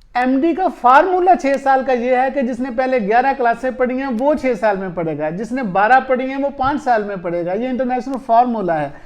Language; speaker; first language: Urdu; non-native, local second language; Punjabi